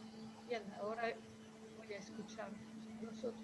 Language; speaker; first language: Spanish; non-native, fluent; French